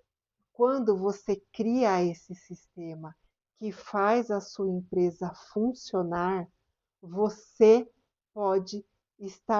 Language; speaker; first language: Portuguese; native; Portuguese